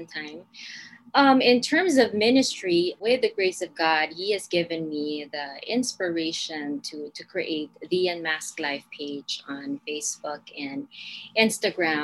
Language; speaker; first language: English; non-native, local second language; Filipino